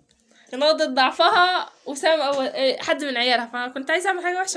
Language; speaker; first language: Arabic; native; Arabic